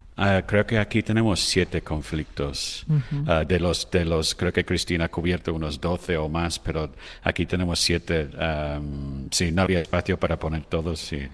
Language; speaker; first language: Spanish; non-native, fluent; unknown